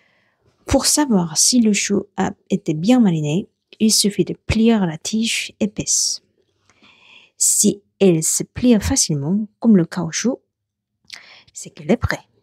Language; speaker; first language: French; non-native, learner; Korean